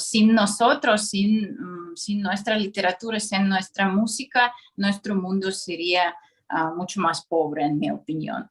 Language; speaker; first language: Spanish; non-native, fluent; Russian